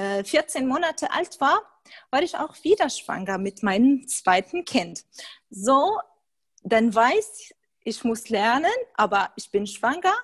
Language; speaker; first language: German; non-native, fluent; Arabic